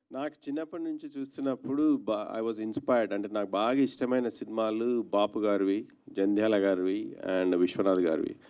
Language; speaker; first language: Telugu; native; Telugu